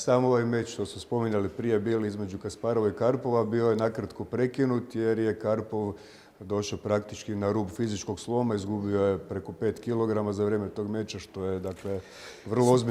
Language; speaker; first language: Croatian; native; Croatian